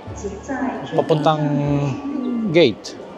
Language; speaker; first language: Filipino; non-native, learner; Korean